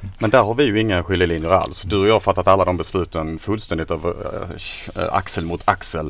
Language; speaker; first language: Swedish; native; Swedish